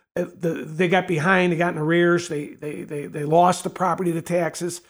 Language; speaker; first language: English; native; English